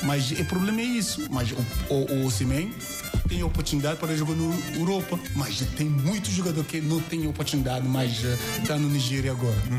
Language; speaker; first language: Portuguese; non-native, learner; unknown